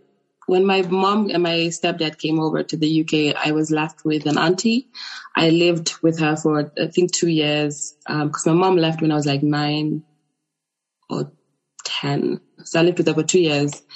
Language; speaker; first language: English; non-native, local second language; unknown